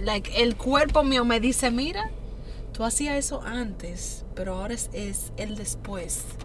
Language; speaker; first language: Spanish; early bilingual, heritage; Spanish